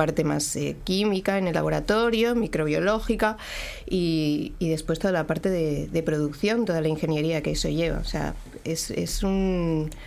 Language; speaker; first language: Spanish; native; Spanish